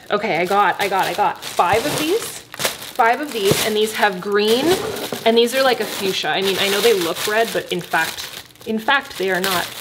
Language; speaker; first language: English; native; English